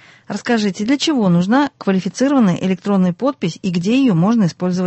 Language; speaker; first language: Russian; native; Russian